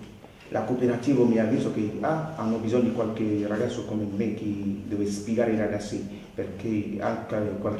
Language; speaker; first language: Italian; non-native, learner; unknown